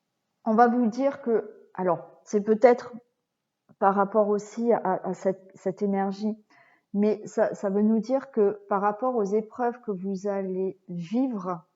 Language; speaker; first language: French; native; French